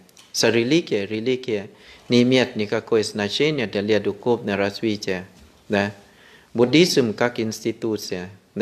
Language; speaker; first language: Russian; non-native, fluent; Thai